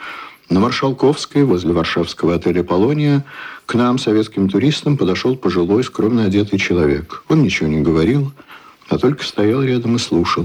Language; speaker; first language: Russian; native; Russian